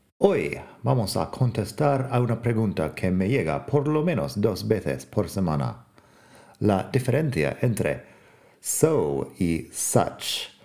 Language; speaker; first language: Spanish; non-native, fluent; English